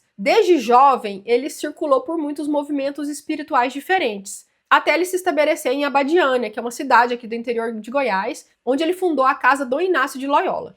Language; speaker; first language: Portuguese; native; Portuguese